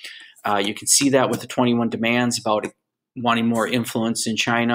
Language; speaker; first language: English; native; English